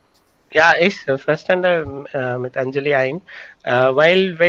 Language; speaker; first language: German; non-native, learner; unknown